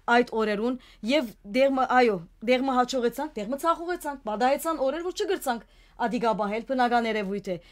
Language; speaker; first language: Armenian; native; Armenian